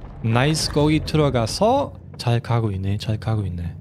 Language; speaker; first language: Korean; non-native, fluent; German